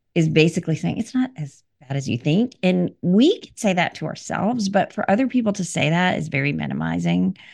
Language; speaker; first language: English; early bilingual, other home language; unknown